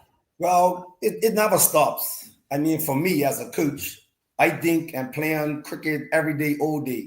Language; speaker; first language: English; native; English